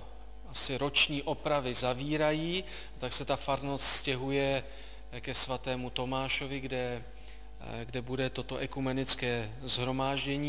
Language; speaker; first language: Czech; native; Czech